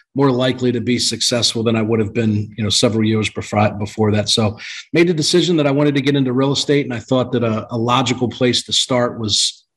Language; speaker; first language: English; native; English